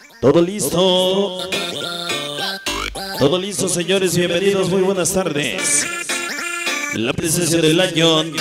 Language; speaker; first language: Spanish; native; Spanish